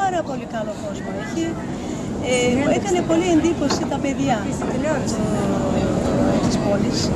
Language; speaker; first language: Greek; non-native, learner; Turkish